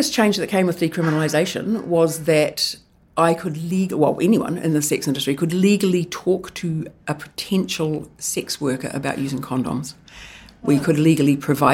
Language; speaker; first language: English; native; English